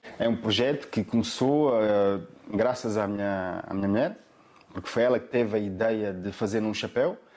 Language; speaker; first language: Portuguese; native; Portuguese